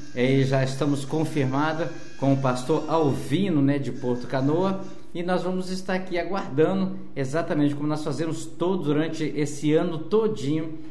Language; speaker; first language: Portuguese; native; Portuguese